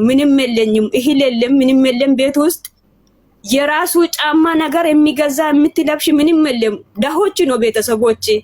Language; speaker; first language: Amharic; non-native, local second language; Oromo